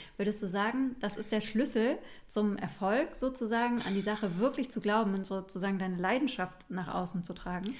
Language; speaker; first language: German; native; German